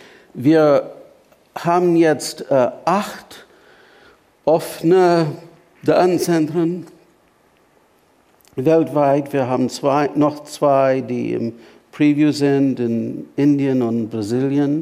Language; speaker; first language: German; non-native, fluent; English